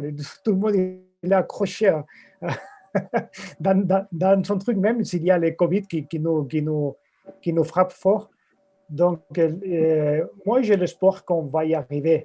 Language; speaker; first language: French; non-native, fluent; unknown